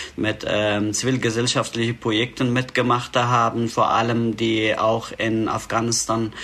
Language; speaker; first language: German; non-native, fluent; Persian